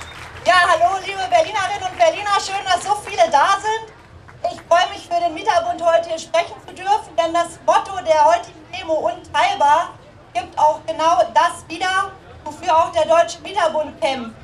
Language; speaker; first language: German; native; German